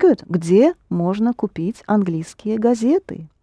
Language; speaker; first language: Russian; non-native, fluent; English